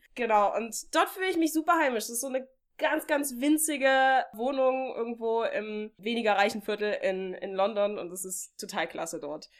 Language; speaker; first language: German; native; German